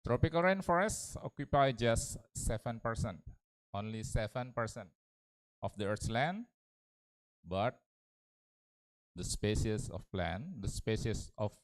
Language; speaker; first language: English; non-native, learner; Indonesian